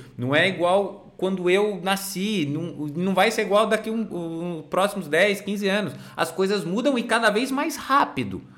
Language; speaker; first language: Portuguese; native; Portuguese